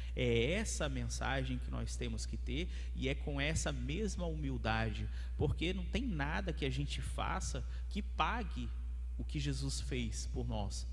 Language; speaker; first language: Portuguese; native; Portuguese